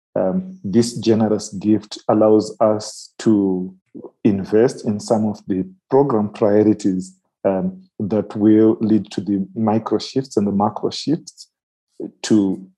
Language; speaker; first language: English; non-native, local second language; Shona